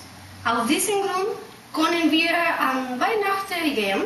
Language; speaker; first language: German; non-native, learner; Spanish